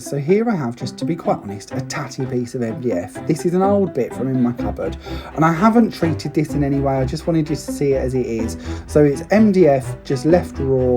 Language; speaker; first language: English; native; English